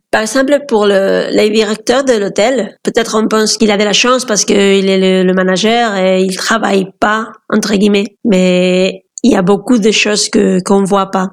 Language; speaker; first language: French; non-native, fluent; Spanish